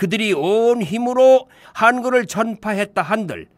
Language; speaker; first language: Korean; native; Korean